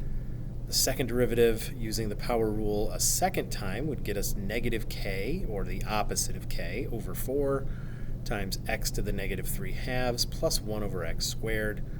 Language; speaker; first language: English; native; English